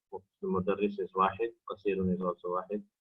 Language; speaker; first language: Arabic; non-native, fluent; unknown